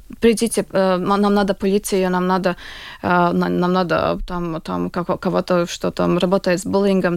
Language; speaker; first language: Russian; non-native, local second language; Latvian